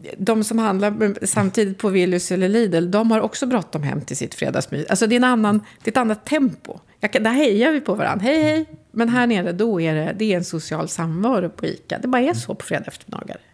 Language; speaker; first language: Swedish; native; Swedish